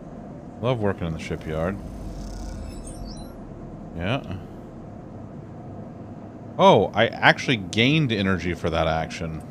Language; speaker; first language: English; native; English